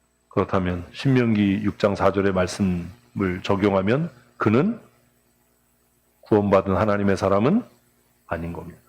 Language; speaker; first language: Korean; native; Korean